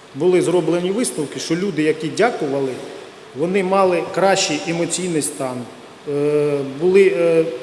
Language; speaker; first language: Ukrainian; non-native, local second language; Russian